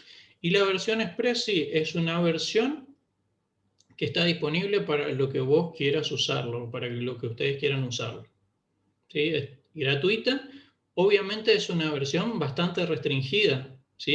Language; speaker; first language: Spanish; native; Spanish